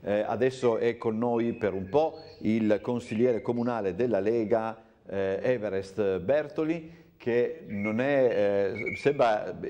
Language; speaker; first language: Italian; native; Italian